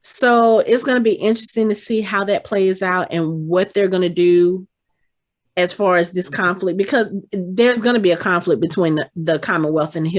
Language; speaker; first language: English; native; English